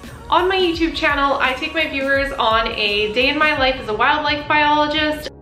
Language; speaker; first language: English; native; English